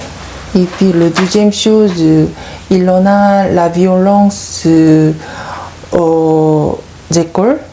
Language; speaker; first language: French; non-native, learner; Korean